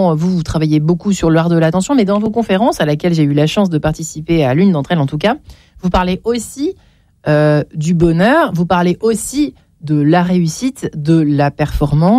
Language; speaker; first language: French; native; French